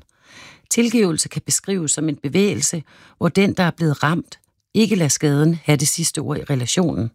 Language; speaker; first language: Danish; native; Danish